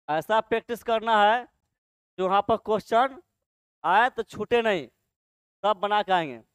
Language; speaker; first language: Hindi; native; Hindi